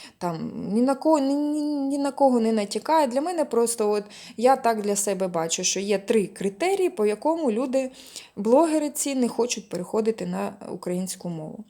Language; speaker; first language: Ukrainian; non-native, local second language; Russian